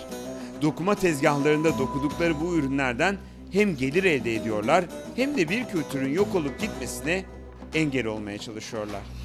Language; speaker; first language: Turkish; native; Turkish